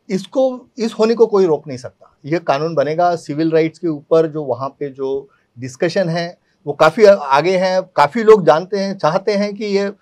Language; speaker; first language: Hindi; native; Hindi